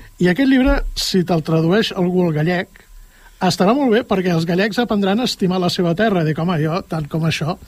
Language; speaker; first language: Catalan; native; Catalan